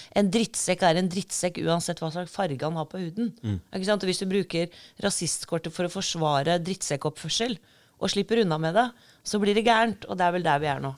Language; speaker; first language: Norwegian; native; Norwegian